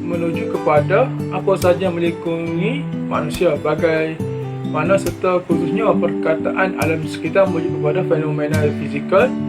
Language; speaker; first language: Malay; native; Malay